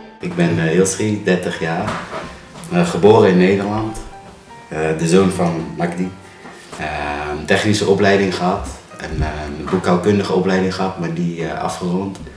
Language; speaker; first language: Dutch; early bilingual, other home language; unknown